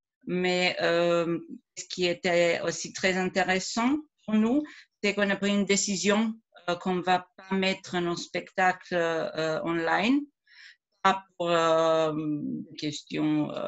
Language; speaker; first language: French; non-native, fluent; Croatian